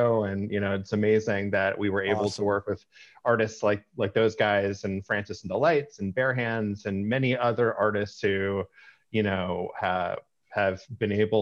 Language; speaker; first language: English; native; English